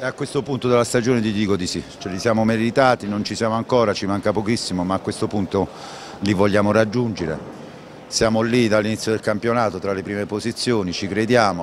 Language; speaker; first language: Italian; native; Italian